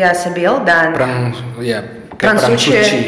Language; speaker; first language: Indonesian; non-native, fluent; Russian